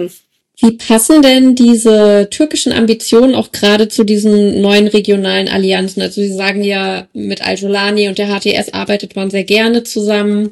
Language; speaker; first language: German; native; German